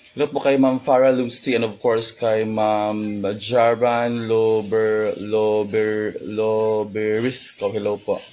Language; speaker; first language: Filipino; non-native, local second language; Cebuano